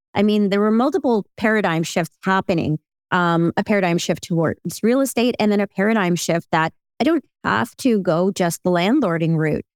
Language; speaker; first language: English; early bilingual, other home language; Ukrainian